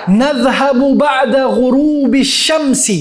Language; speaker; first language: Arabic; non-native, fluent; Urdu